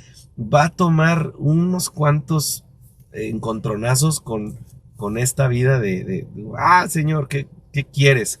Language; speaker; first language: Spanish; native; Spanish